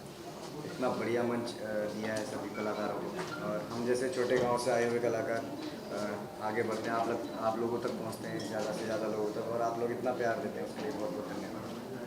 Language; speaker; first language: Hindi; native; Hindi